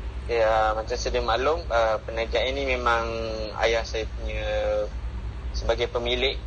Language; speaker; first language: Malay; native; Malay